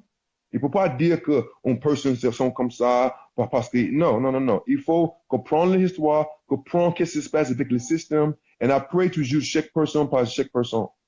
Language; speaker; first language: French; non-native, learner; English